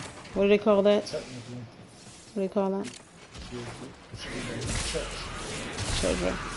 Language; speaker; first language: English; native; English